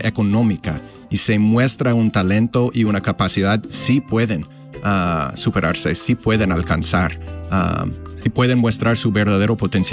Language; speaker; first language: Spanish; non-native, fluent; English